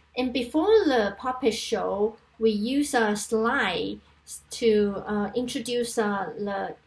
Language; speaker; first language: English; non-native, fluent; Chinese